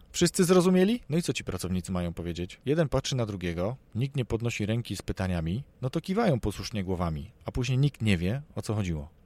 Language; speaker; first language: Polish; native; Polish